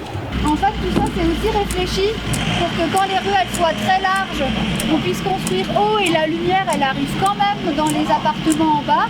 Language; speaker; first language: French; native; French